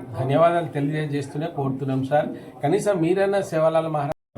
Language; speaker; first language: Telugu; non-native, local second language; Lambadi